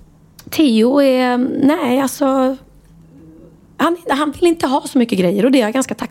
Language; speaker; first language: Swedish; native; Swedish